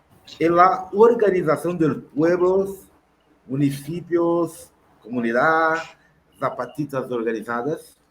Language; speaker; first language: Spanish; non-native, learner; Portuguese